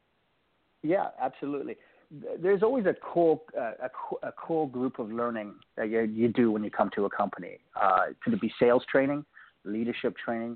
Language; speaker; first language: English; native; English